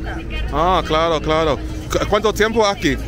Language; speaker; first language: Spanish; non-native, learner; English